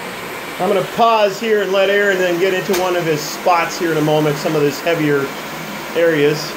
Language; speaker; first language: English; native; English